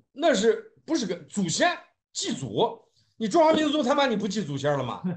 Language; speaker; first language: Chinese; native; Chinese